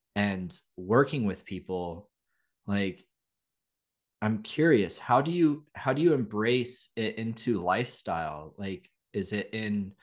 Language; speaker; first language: English; native; English